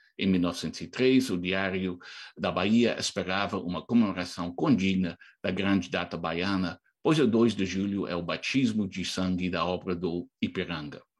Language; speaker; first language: Portuguese; non-native, fluent; English